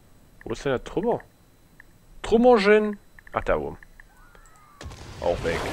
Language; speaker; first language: German; native; German